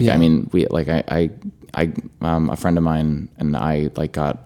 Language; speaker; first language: English; native; English